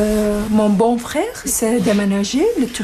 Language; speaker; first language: French; non-native, learner; Turkish